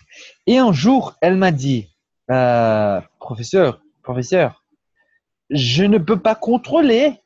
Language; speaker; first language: French; non-native, fluent; Portuguese